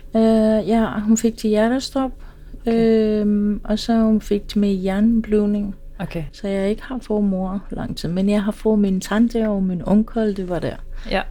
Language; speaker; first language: Danish; non-native, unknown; Swahili